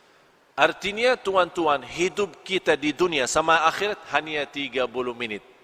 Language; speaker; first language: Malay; non-native, fluent; Arabic